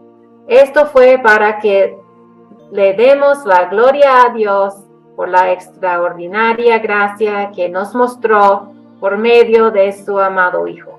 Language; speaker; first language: Spanish; non-native, fluent; English